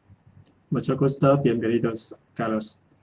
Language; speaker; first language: Spanish; non-native, learner; Chinese